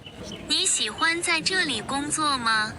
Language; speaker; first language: Chinese; non-native, learner; Korean